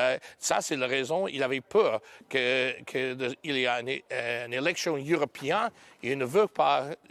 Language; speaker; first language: French; non-native, learner; English